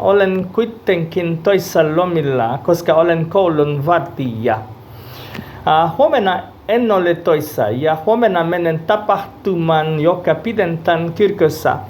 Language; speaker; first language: Finnish; non-native, learner; Portuguese